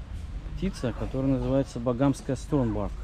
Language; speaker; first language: Russian; native; Russian